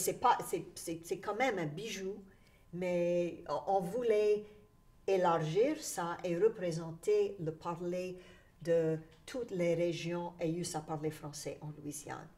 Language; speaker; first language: French; native; French